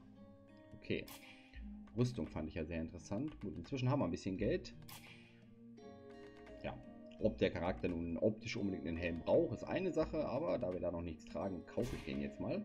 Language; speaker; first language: German; native; German